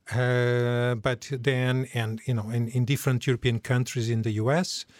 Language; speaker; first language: English; non-native, fluent; Portuguese